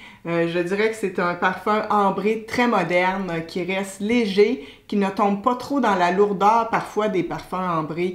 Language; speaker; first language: French; native; French